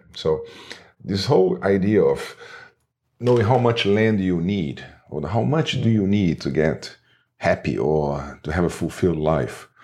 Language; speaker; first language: English; non-native, fluent; Portuguese